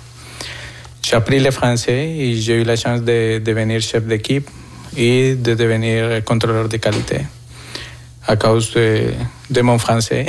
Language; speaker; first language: French; non-native, fluent; Spanish